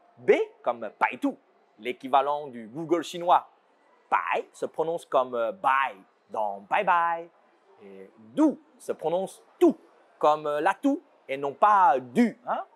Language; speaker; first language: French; non-native, fluent; Chinese